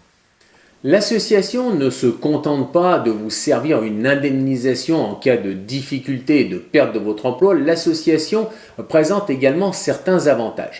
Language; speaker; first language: French; native; French